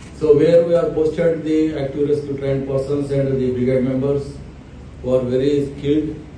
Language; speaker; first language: English; non-native, local second language; Telugu